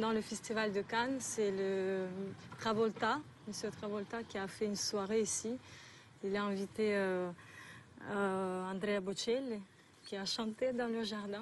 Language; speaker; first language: French; non-native, fluent; Russian